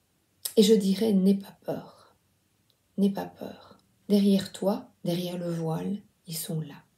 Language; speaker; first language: French; native; French